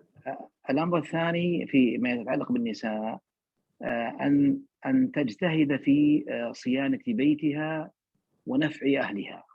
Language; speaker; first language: Arabic; native; Arabic